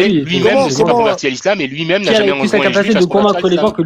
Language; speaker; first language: French; native; French